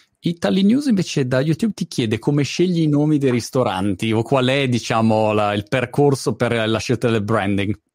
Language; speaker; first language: Italian; native; Italian